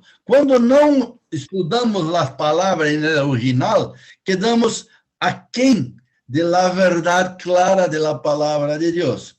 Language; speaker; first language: Spanish; non-native, fluent; Portuguese